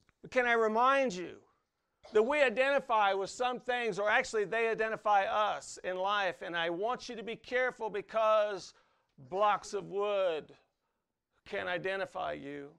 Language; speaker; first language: English; native; English